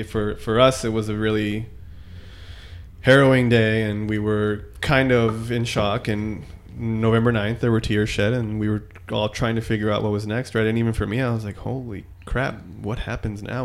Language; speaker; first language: English; native; English